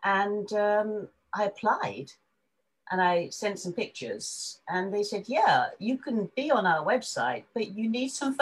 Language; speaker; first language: English; native; English